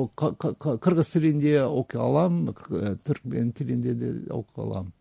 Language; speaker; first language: Kyrgyz; non-native, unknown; English